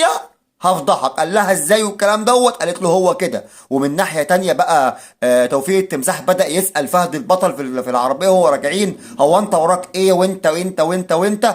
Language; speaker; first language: Arabic; native; Arabic